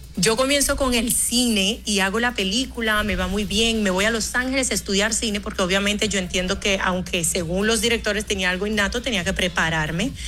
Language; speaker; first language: Spanish; early bilingual, other home language; Haitian Creole